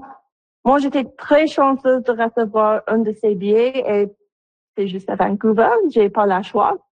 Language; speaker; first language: French; non-native, local second language; English